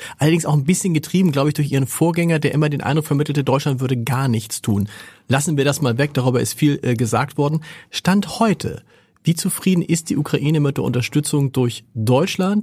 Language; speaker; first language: German; native; German